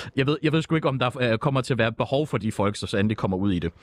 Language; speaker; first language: Danish; native; Danish